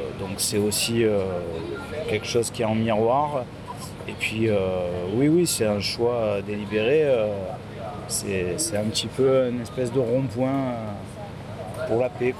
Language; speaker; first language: French; native; French